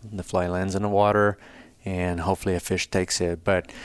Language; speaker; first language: English; early bilingual, other home language; Portuguese